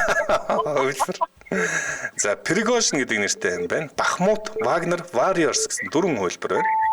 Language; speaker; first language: Mongolian; native; Mongolian